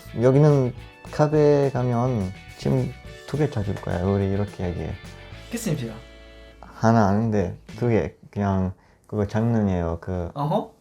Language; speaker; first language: Korean; non-native, learner; Italian